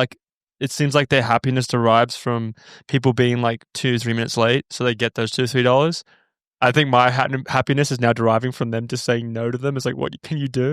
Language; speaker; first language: English; native; English